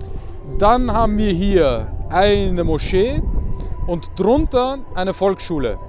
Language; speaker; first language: German; native; German